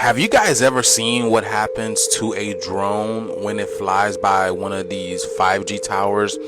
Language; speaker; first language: English; native; English